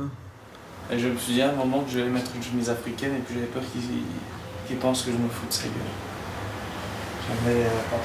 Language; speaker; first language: French; early bilingual, other home language; Lingala